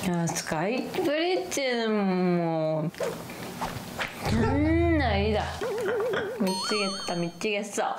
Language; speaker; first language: Korean; non-native, learner; Japanese